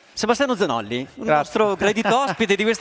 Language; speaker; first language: Italian; native; Italian